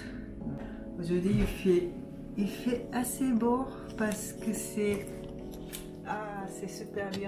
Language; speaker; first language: French; non-native, fluent; Japanese